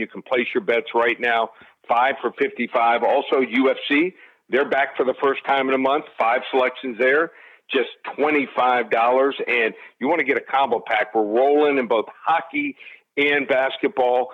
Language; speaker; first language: English; native; English